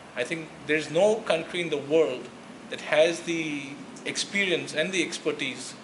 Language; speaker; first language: English; non-native, local second language; Gujarati